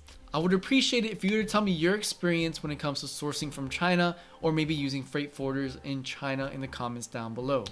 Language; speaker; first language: English; native; English